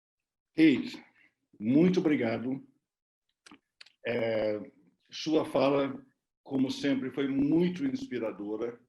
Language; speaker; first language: Portuguese; non-native, fluent; English